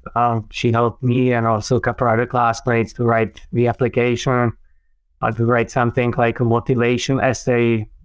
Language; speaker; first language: English; non-native, fluent; Czech